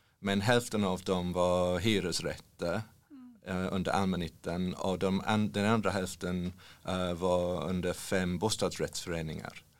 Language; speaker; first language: Swedish; non-native, fluent; English